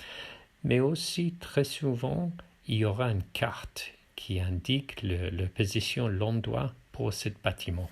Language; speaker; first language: French; non-native, fluent; English